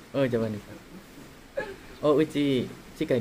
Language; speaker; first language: Japanese; non-native, learner; Indonesian